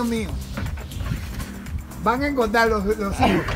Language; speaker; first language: Spanish; native; Spanish